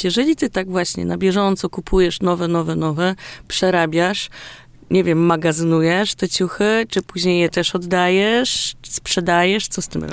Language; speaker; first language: Polish; native; Polish